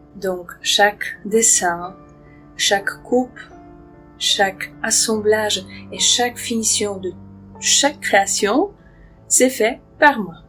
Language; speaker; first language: French; non-native, fluent; Polish